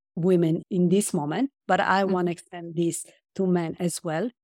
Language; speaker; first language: English; non-native, fluent; Romanian